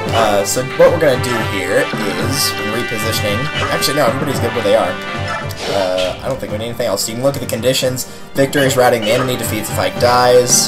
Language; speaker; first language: English; native; English